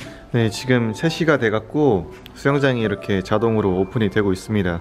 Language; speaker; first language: Korean; native; Korean